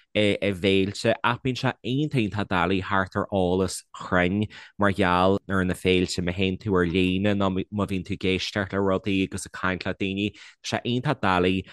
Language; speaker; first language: Irish; non-native, local second language; English